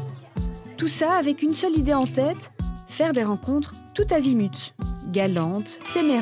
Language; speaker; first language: French; native; French